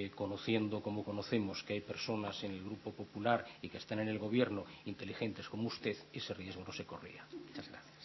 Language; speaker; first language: Spanish; non-native, local second language; Galician